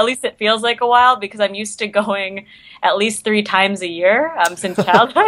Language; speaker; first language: English; native; English